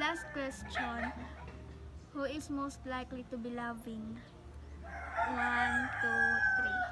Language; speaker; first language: English; non-native, local second language; Filipino